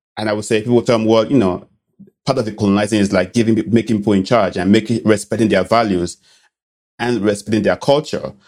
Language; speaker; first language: English; non-native, local second language; Bini